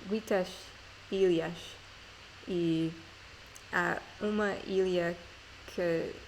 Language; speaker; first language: Portuguese; non-native, learner; English